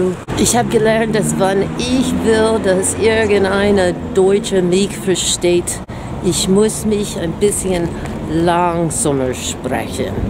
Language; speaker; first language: German; non-native, fluent; English